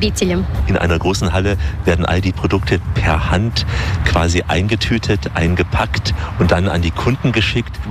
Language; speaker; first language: German; native; German